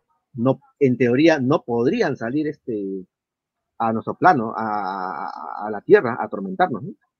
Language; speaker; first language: Spanish; native; Spanish